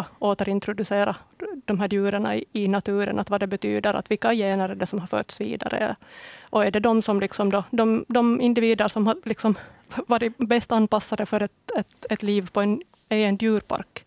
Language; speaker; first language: Swedish; native; Swedish